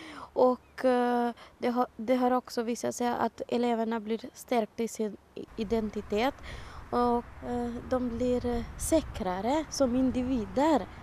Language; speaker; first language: Swedish; non-native, fluent; Romany